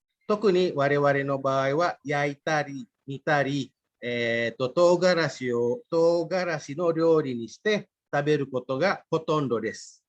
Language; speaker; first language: Japanese; non-native, fluent; Indonesian